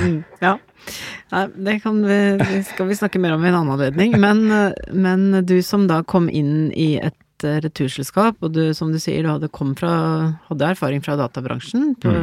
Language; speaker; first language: Norwegian; native; Norwegian